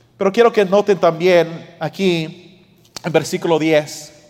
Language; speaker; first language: Spanish; early bilingual, heritage; English